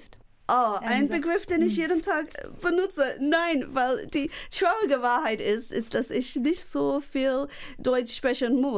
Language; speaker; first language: German; non-native, fluent; English